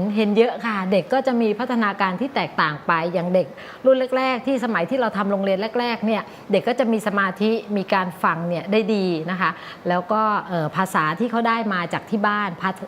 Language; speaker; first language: Thai; native; Thai